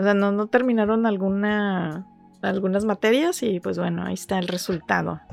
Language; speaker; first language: Spanish; native; Spanish